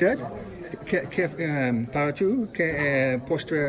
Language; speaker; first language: Spanish; non-native, learner; English